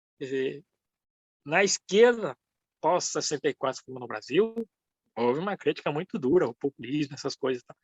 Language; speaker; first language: Portuguese; early bilingual, other home language; Japanese